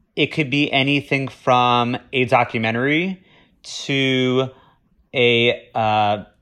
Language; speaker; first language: English; native; English